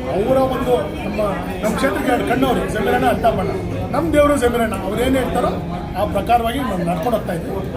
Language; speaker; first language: Kannada; non-native, local second language; Tamil